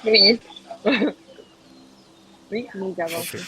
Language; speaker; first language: French; non-native, learner; Spanish